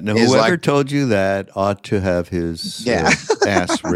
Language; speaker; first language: English; native; English